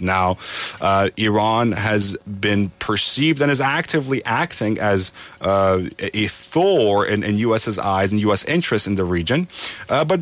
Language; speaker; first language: English; non-native, fluent; Persian